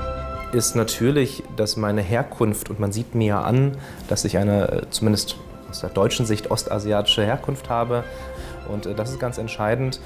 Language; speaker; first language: German; early bilingual, other home language; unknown